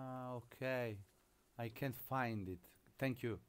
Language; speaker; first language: English; non-native, learner; Italian